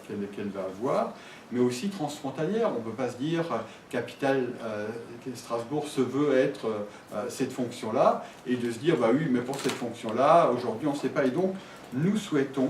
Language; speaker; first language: French; native; French